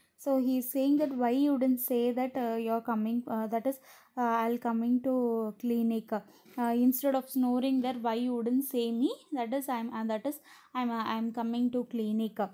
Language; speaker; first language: English; non-native, local second language; Tamil